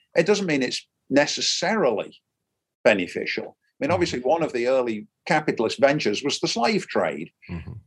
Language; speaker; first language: English; native; English